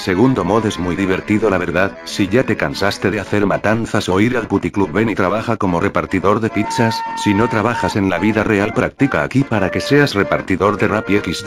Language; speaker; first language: Spanish; native; Spanish